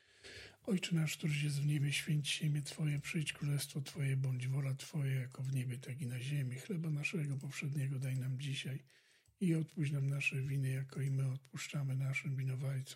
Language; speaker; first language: Polish; native; Polish